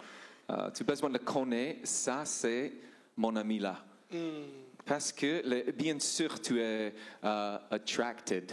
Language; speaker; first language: French; non-native, learner; English